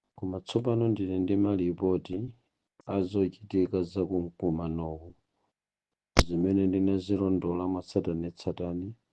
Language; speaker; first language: Nyanja; native; Nyanja